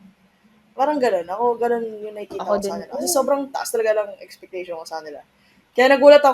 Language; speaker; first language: Filipino; native; Filipino